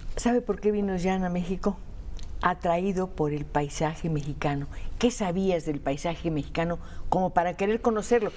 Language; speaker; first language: Spanish; native; Spanish